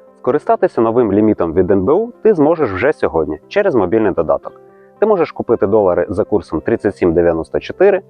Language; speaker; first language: Ukrainian; native; Ukrainian